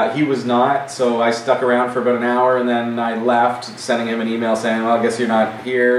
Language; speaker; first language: English; native; English